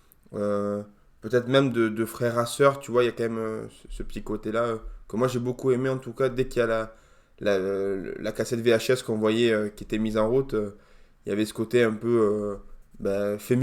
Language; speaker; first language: French; native; French